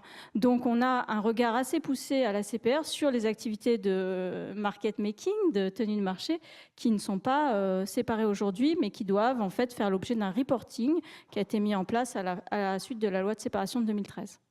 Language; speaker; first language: French; native; French